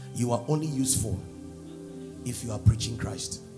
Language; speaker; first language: English; non-native, local second language; Akan